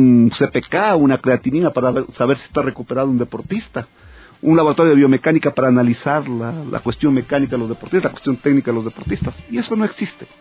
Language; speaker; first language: Spanish; native; Spanish